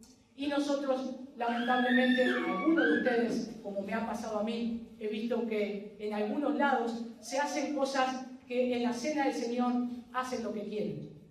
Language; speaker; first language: Spanish; native; Spanish